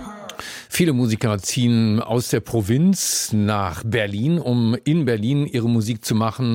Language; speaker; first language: German; native; German